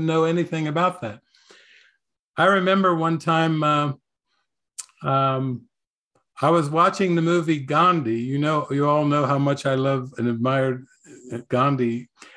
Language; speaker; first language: English; native; English